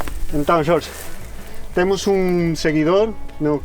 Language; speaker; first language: Portuguese; non-native, fluent; Spanish